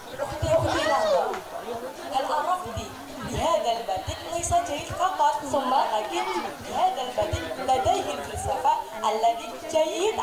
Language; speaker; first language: Arabic; non-native, learner; Indonesian